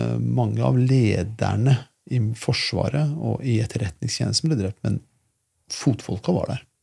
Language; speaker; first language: Norwegian; early bilingual, other home language; Persian